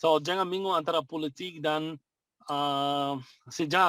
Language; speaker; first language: Indonesian; non-native, fluent; Arabic